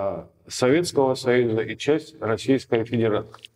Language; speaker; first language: Russian; native; Russian